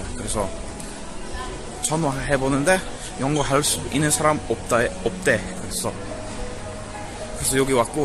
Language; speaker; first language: Korean; non-native, learner; English